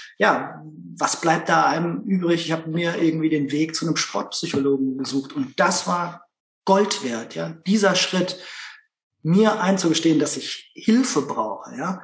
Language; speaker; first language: German; native; German